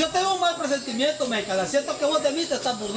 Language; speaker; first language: Spanish; native; Spanish